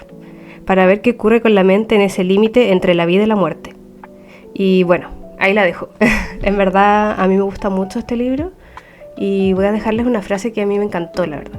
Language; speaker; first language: Spanish; native; Spanish